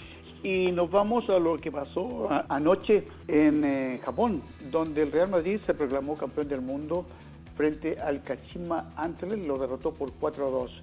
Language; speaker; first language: Spanish; native; Spanish